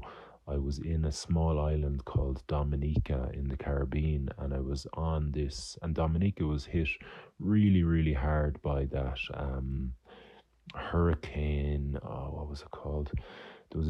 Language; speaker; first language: English; native; English